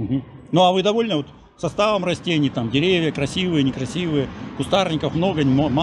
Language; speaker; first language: Russian; native; Russian